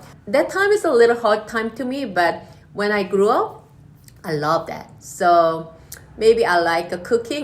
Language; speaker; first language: English; non-native, learner; Korean